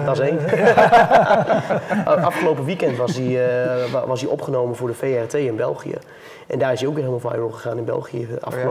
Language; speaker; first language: Dutch; native; Dutch